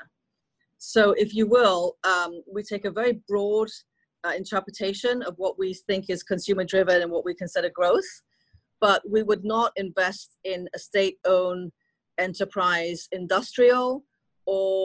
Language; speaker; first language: English; non-native, local second language; Cantonese